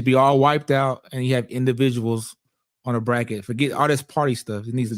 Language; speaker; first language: English; native; English